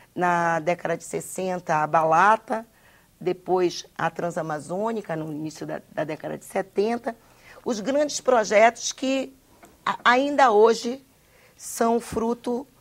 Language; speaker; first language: Portuguese; native; Portuguese